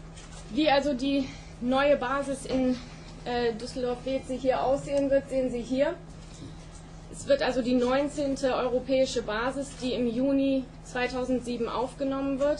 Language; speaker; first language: German; native; German